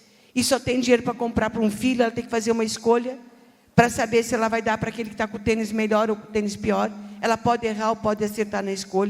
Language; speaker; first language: Portuguese; native; Portuguese